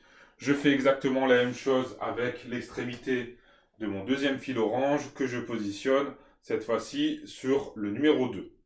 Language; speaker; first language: French; native; French